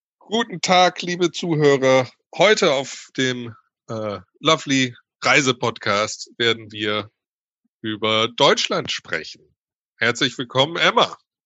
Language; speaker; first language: German; early bilingual, heritage; German